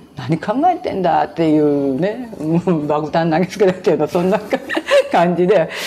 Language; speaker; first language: Japanese; native; Japanese